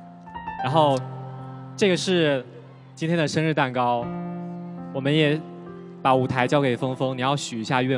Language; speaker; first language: Chinese; native; Chinese